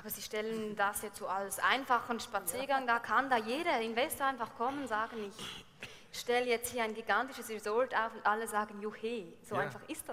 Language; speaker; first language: German; native; German